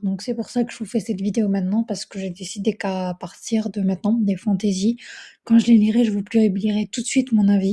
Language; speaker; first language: French; native; French